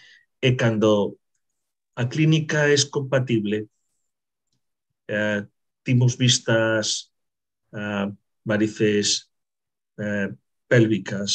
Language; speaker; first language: Spanish; native; Spanish